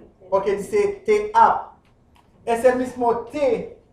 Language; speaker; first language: Spanish; non-native, fluent; Haitian Creole